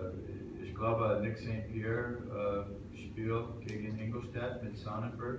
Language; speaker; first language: German; non-native, learner; English